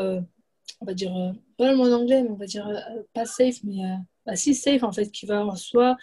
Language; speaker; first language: French; native; French